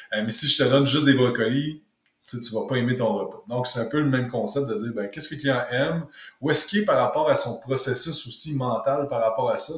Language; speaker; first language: French; native; French